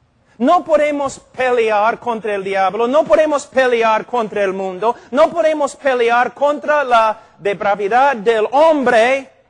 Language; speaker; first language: Spanish; non-native, fluent; English